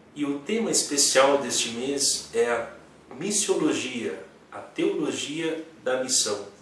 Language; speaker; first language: Portuguese; native; Portuguese